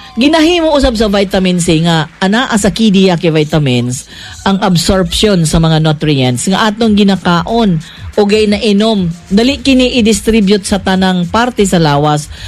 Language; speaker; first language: Cebuano; native; Cebuano